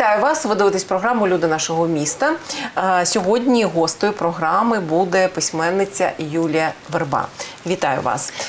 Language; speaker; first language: Ukrainian; non-native, local second language; Russian